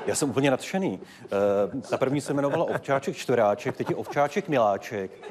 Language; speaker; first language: Czech; native; Czech